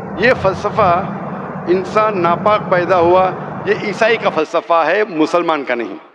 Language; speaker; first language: Urdu; non-native, local second language; Konkani